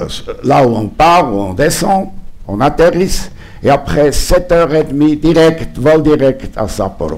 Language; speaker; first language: French; non-native, local second language; German